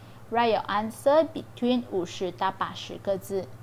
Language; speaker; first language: English; non-native, local second language; Chinese